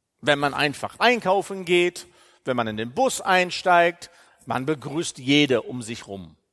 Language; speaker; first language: German; non-native, fluent; English